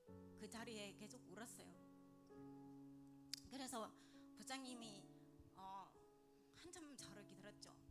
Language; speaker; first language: Korean; non-native, learner; Vietnamese